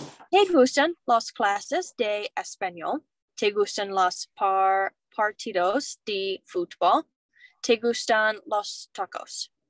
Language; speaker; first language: Spanish; non-native, learner; English